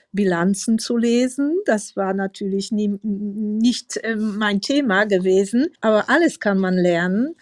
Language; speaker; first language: German; non-native, fluent; Polish